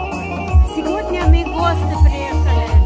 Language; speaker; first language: Russian; non-native, fluent; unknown